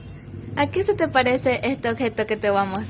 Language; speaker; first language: Spanish; native; Spanish